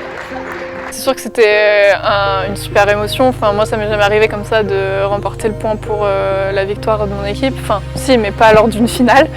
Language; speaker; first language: French; native; French